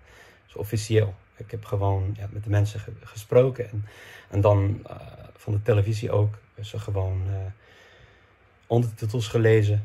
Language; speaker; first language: Dutch; non-native, fluent; English